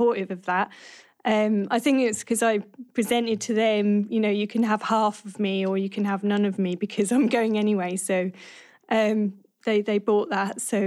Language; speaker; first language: English; native; English